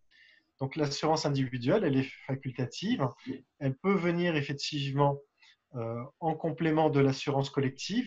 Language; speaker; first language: French; native; French